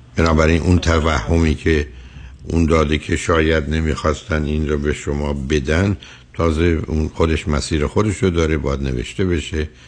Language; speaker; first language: Persian; native; Persian